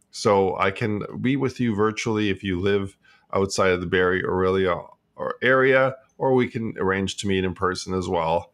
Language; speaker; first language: English; native; English